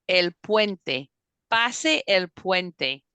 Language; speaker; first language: Spanish; non-native, fluent; English